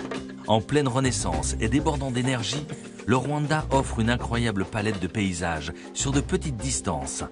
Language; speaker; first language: French; native; French